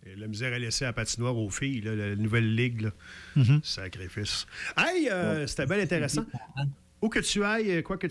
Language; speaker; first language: French; native; French